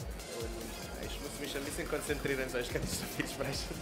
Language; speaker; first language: German; non-native, fluent; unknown